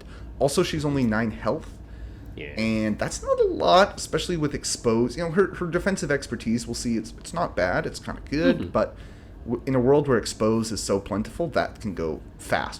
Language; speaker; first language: English; native; English